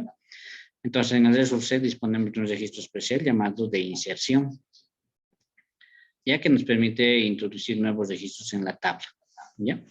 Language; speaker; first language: Spanish; native; Spanish